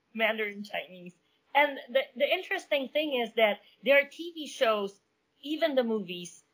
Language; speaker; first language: English; non-native, local second language; Min Nan Chinese